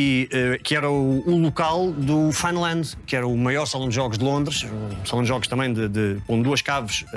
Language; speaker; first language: Portuguese; native; Portuguese